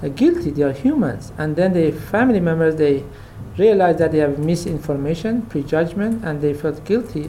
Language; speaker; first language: English; non-native, fluent; Persian